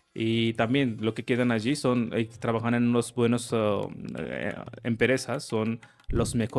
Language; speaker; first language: Spanish; non-native, learner; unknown